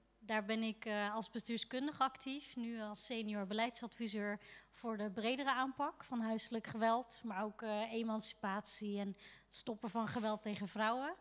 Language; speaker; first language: Dutch; native; Dutch